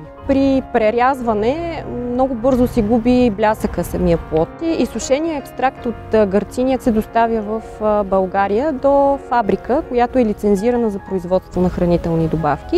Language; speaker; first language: Bulgarian; native; Bulgarian